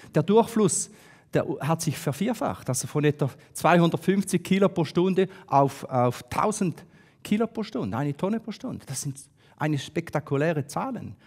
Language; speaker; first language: German; native; German